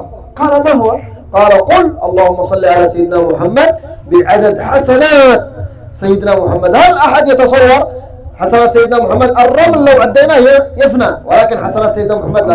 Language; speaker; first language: Arabic; non-native, fluent; Madurese